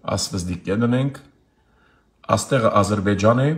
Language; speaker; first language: Armenian; early bilingual, heritage; Armenian